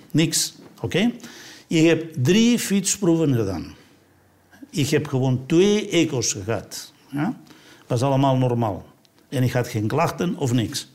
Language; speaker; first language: Dutch; non-native, fluent; Catalan